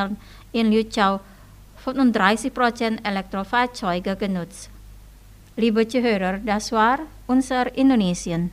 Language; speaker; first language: German; non-native, fluent; Indonesian